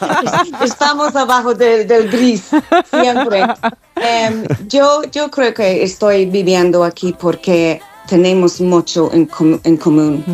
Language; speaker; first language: Spanish; non-native, fluent; English